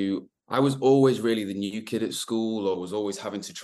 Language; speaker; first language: English; native; English